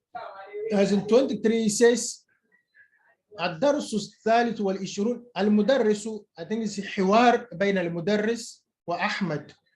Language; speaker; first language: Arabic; non-native, fluent; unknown